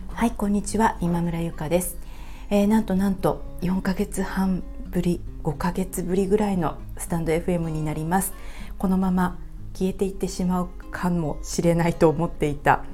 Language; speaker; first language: Japanese; native; Japanese